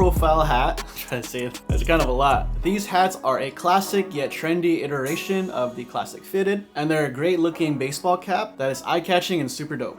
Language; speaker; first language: English; native; English